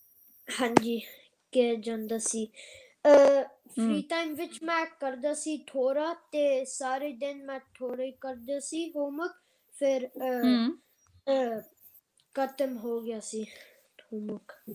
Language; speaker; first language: Punjabi; early bilingual, heritage; Punjabi